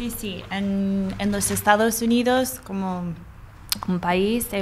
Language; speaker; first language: Spanish; non-native, fluent; English